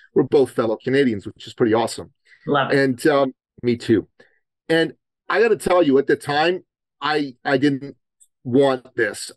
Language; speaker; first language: English; early bilingual, other home language; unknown